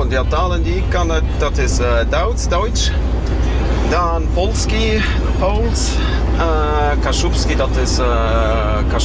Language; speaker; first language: Dutch; non-native, fluent; Kashubian